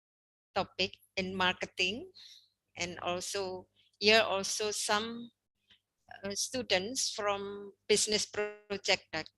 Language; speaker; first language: English; non-native, learner; Indonesian